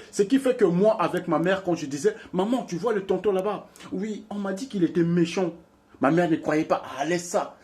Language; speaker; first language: French; non-native, local second language; Lingala